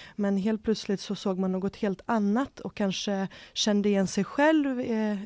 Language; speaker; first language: Swedish; early bilingual, other home language; Ukrainian